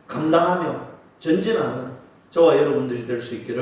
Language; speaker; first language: Korean; native; Korean